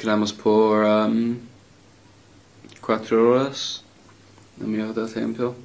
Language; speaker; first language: Spanish; non-native, learner; English